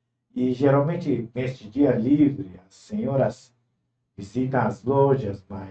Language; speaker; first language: Portuguese; non-native, fluent; Turkish